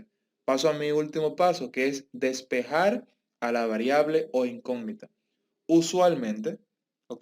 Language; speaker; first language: Spanish; native; Spanish